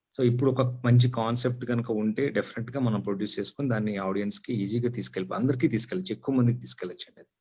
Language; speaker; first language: Telugu; native; Telugu